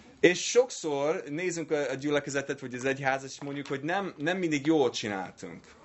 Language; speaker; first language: Hungarian; non-native, fluent; English